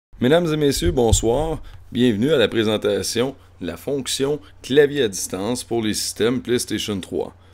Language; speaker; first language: French; native; French